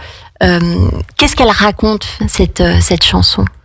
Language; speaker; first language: French; native; French